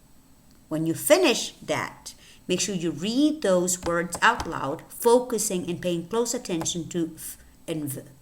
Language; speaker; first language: English; non-native, fluent; Spanish